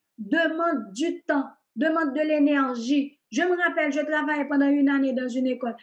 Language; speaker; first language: French; non-native, local second language; Haitian Creole